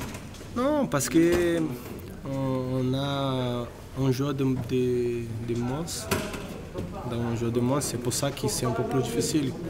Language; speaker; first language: French; non-native, learner; Portuguese